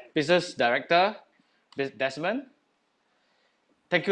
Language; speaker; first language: English; non-native, local second language; Chinese